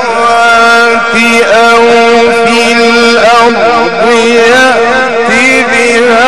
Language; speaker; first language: Arabic; native; Arabic